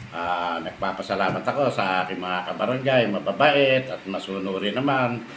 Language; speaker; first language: Filipino; native; Filipino